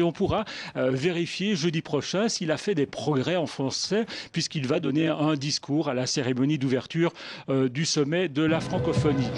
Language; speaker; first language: French; native; French